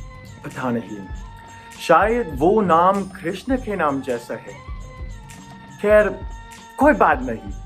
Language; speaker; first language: Hindi; non-native, fluent; English